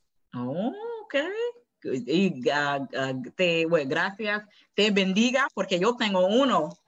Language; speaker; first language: Spanish; non-native, learner; English